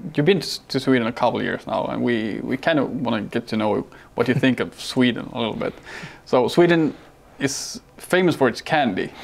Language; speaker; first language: English; non-native, fluent; Swedish